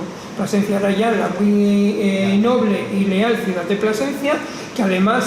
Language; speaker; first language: Spanish; native; Spanish